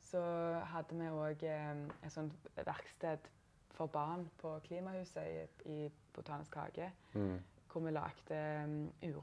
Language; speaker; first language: Norwegian; native; Norwegian